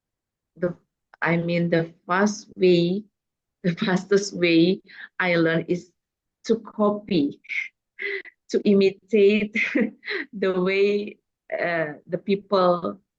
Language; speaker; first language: English; non-native, learner; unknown